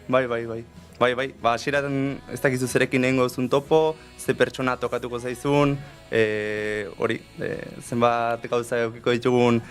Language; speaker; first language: Basque; native; Basque